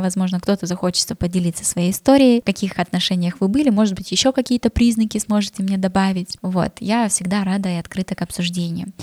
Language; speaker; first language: Russian; native; Russian